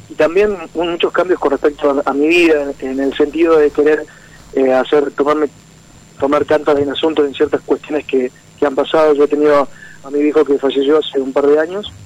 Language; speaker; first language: Spanish; native; Spanish